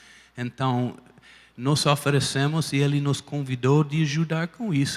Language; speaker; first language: Portuguese; non-native, fluent; English